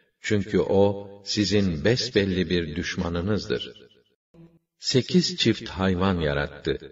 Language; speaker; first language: Turkish; native; Turkish